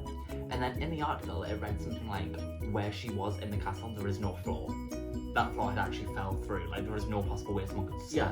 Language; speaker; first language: English; native; English